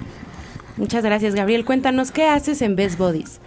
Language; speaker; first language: Spanish; native; Spanish